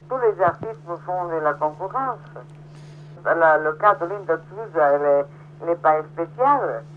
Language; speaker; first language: French; non-native, fluent; Portuguese